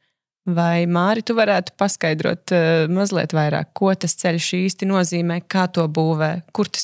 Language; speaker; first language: Latvian; native; Latvian